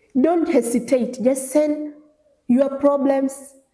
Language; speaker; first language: English; non-native, local second language; Swahili